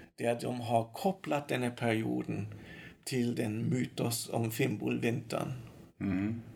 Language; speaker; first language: Swedish; non-native, fluent; German